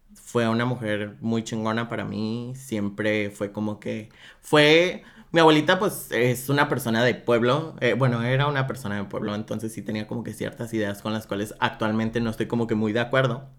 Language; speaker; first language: Spanish; native; Spanish